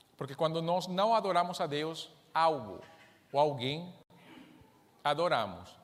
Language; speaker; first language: Portuguese; non-native, fluent; Spanish